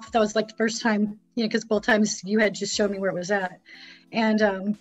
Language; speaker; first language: English; native; English